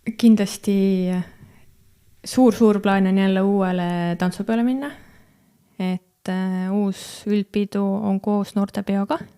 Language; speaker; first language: Estonian; native; Estonian